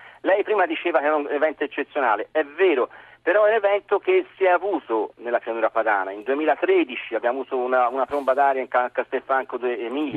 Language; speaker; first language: Italian; native; Italian